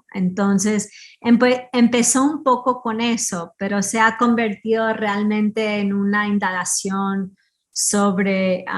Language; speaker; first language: Spanish; early bilingual, heritage; Spanish